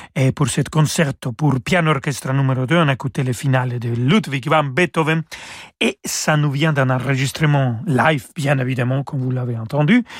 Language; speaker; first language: French; non-native, fluent; Spanish